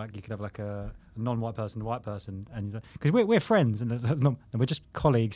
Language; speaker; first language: English; native; English